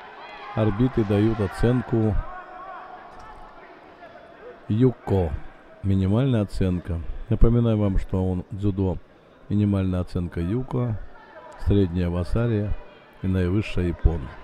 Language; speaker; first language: Russian; native; Russian